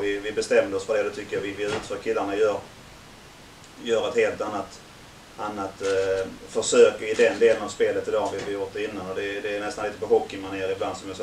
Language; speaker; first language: Swedish; native; Swedish